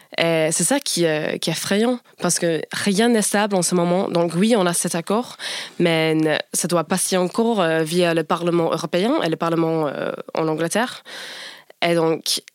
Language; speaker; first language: French; non-native, fluent; English